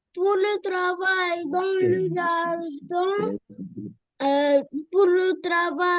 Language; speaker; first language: French; non-native, learner; Arabic